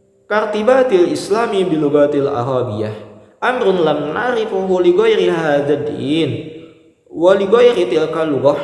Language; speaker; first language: Arabic; non-native, learner; Indonesian